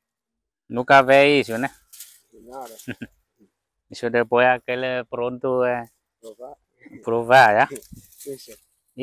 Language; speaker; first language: Portuguese; non-native, local second language; Vietnamese